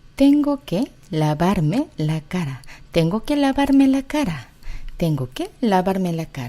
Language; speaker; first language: Spanish; non-native, fluent; Korean